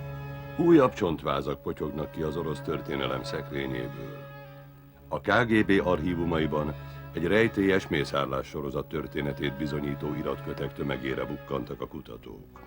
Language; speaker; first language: Hungarian; native; Hungarian